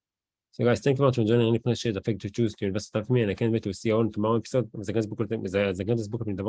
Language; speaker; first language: English; non-native, learner; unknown